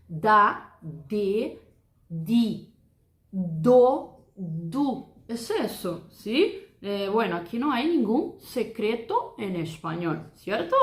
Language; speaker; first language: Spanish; non-native, fluent; Portuguese